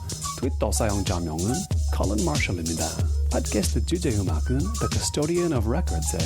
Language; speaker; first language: Korean; non-native, learner; English